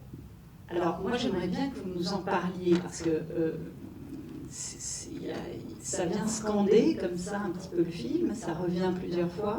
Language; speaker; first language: French; native; French